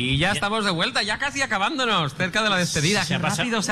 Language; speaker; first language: Spanish; native; Spanish